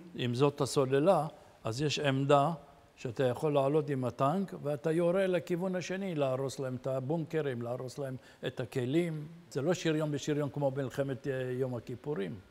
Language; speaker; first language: Hebrew; early bilingual, other home language; Arabic